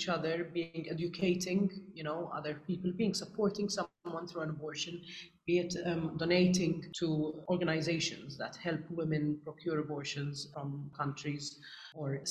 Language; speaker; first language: English; native; English